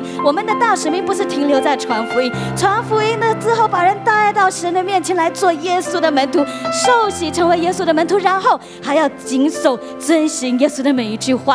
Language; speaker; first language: Chinese; native; Chinese